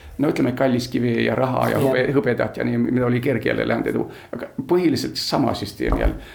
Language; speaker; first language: Estonian; early bilingual, heritage; Estonian